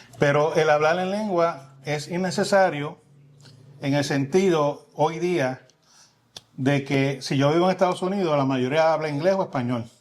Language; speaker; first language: Spanish; native; Spanish